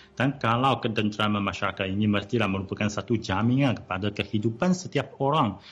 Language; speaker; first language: Malay; non-native, fluent; Chinese